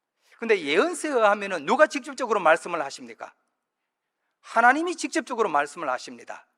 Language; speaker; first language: Korean; native; Korean